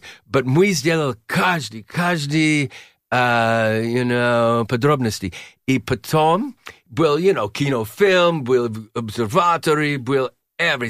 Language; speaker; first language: Russian; non-native, learner; English